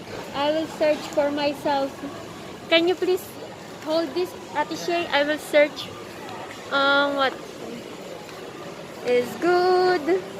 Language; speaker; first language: English; non-native, local second language; Filipino